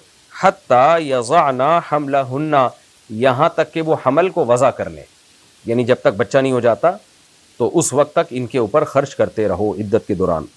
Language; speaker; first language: Urdu; native; Urdu